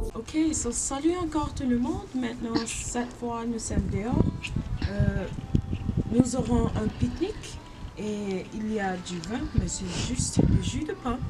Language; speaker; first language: French; non-native, learner; English